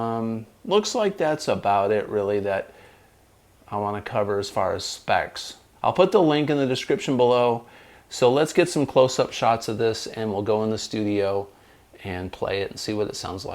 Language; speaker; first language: English; native; English